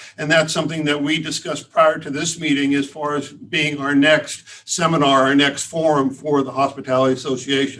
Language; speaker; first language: English; native; English